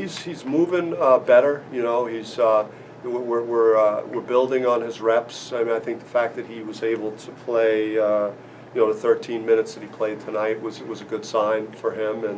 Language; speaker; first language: English; native; English